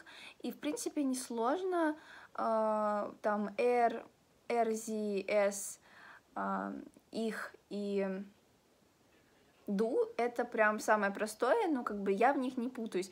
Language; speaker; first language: Russian; native; Russian